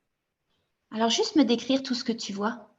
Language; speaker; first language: French; native; French